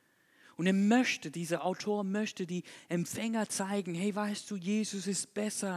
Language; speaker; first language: German; non-native, fluent; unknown